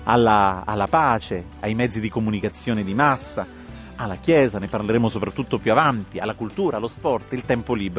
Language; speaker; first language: Italian; native; Italian